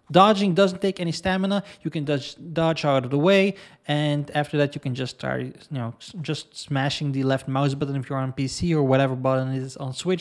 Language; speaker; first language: English; non-native, fluent; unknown